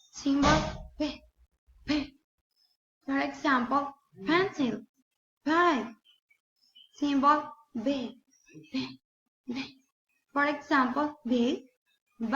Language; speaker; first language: English; non-native, learner; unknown